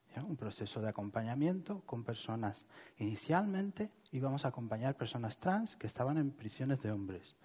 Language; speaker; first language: Spanish; native; Spanish